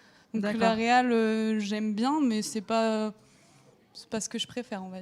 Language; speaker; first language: French; native; French